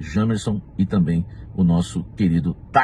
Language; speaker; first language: Portuguese; native; Portuguese